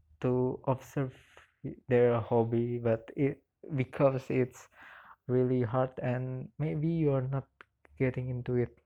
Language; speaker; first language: English; non-native, learner; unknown